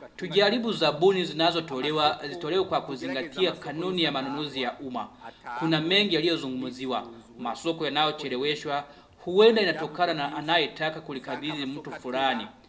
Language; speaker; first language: Swahili; non-native, local second language; Rundi